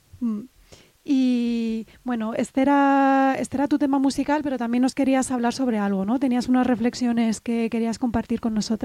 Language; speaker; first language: Spanish; native; Spanish